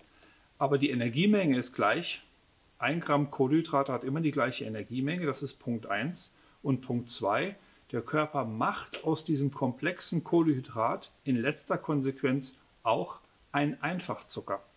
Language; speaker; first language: German; native; German